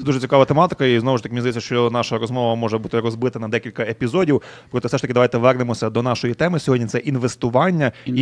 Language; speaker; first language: Ukrainian; native; Ukrainian